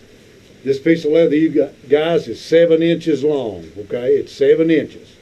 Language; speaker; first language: English; native; English